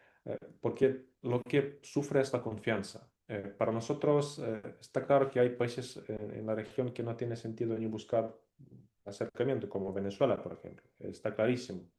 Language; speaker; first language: Spanish; non-native, fluent; Ukrainian